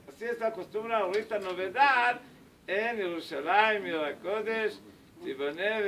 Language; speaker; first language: Spanish; non-native, learner; Hebrew